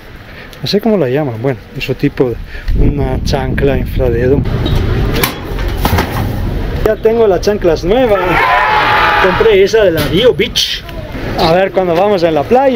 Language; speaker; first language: Spanish; non-native, fluent; Italian